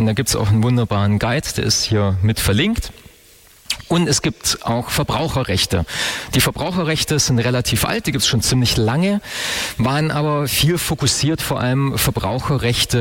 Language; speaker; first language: German; native; German